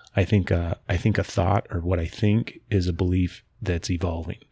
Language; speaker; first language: English; native; English